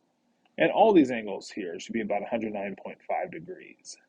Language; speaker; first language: English; native; English